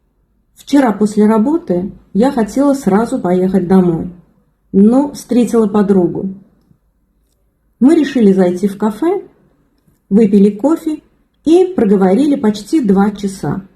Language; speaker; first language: Russian; non-native, fluent; Azerbaijani